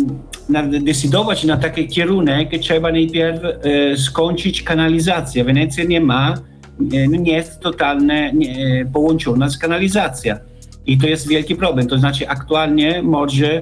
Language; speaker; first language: Polish; non-native, learner; Italian